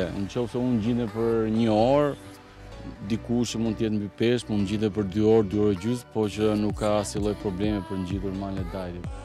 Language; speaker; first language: Albanian; native; Albanian